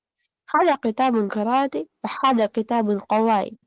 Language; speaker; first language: Arabic; non-native, learner; Hindi